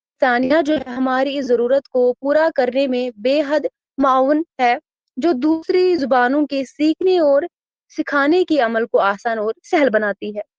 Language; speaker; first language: Urdu; non-native, local second language; Kashmiri